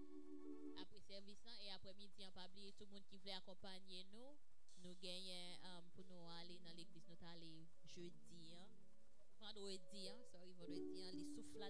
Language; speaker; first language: French; non-native, local second language; Haitian Creole